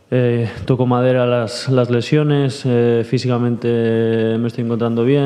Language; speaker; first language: Spanish; native; Spanish